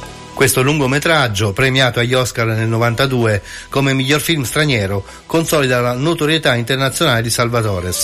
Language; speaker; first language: Italian; native; Italian